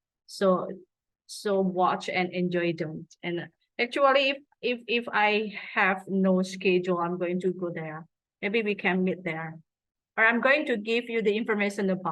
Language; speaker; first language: English; non-native, fluent; Indonesian